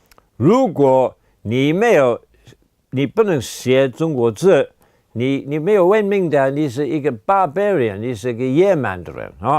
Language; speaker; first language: Chinese; non-native, fluent; English